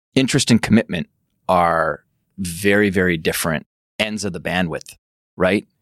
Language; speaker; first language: English; native; English